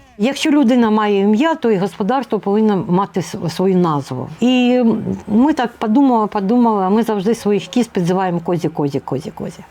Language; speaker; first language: Ukrainian; non-native, local second language; Russian